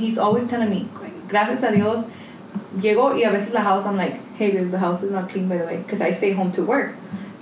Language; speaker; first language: English; early bilingual, other home language; Spanish